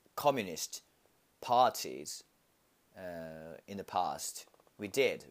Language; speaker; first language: English; non-native, fluent; Japanese